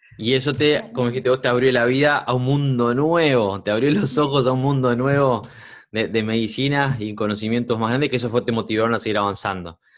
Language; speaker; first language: Spanish; native; Spanish